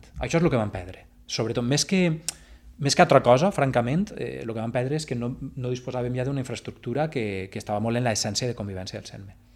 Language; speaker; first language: Catalan; native; Catalan